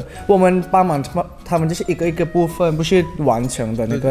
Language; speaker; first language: Chinese; non-native, learner; Thai